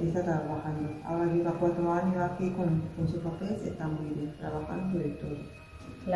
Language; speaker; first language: Spanish; non-native, local second language; Arabic